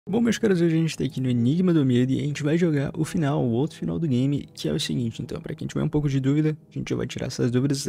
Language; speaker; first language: Portuguese; native; Portuguese